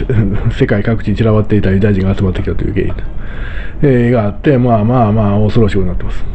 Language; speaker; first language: Japanese; native; Japanese